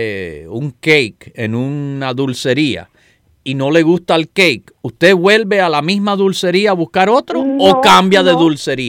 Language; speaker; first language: Spanish; native; Spanish